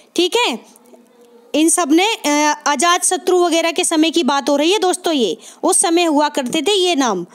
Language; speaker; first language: Hindi; native; Hindi